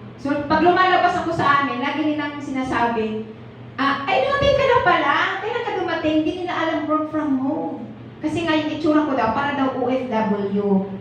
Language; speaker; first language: Filipino; non-native, local second language; Cebuano